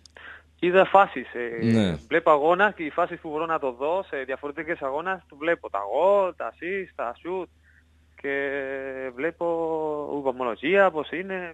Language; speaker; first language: Greek; non-native, learner; Spanish